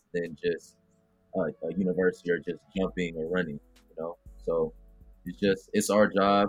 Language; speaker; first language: English; native; English